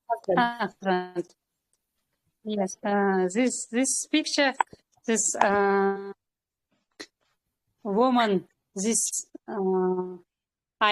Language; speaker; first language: English; non-native, learner; Kyrgyz